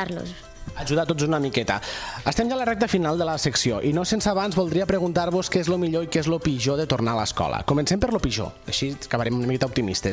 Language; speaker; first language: Catalan; native; Catalan